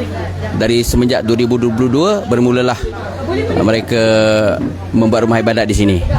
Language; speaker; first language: Malay; native; Malay